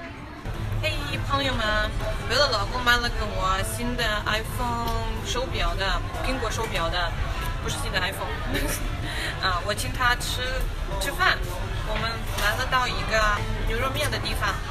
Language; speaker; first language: Chinese; non-native, learner; Russian